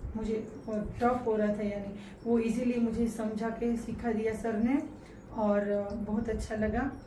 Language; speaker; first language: Hindi; non-native, local second language; Gujarati